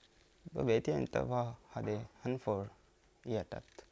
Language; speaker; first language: Swedish; non-native, learner; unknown